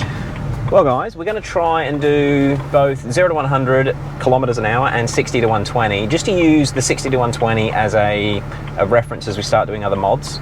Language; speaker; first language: English; native; English